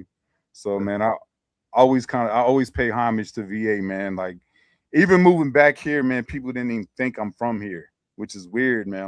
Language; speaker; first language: English; native; English